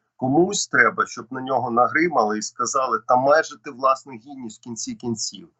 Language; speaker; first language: Ukrainian; non-native, local second language; Russian